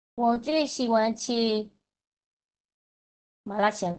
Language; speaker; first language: Chinese; non-native, learner; Burmese